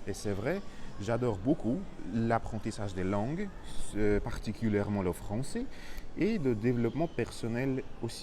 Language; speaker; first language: French; non-native, learner; Russian